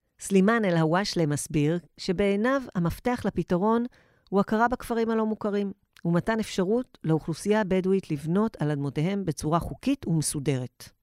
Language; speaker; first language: Hebrew; native; Hebrew